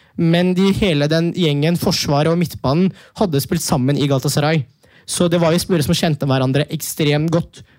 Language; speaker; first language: Norwegian; early bilingual, other home language; Turkish